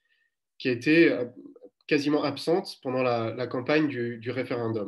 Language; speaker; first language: French; native; French